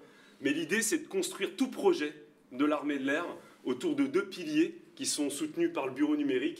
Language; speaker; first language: French; native; French